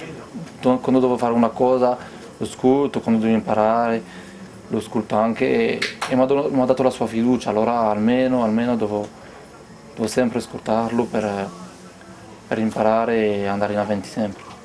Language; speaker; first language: Italian; non-native, fluent; French